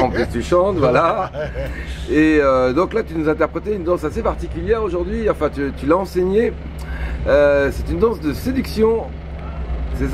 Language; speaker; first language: French; native; French